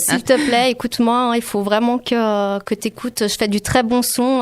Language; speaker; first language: French; native; French